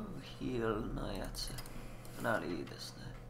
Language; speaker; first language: Japanese; non-native, learner; English